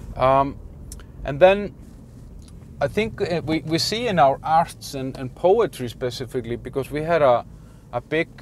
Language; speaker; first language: English; non-native, fluent; Icelandic